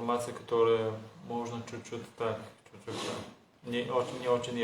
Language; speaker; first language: Russian; non-native, learner; Bulgarian